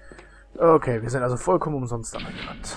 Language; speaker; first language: German; native; German